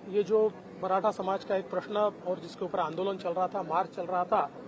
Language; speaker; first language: Hindi; non-native, local second language; Marathi